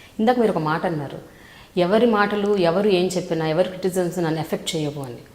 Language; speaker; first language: Telugu; native; Telugu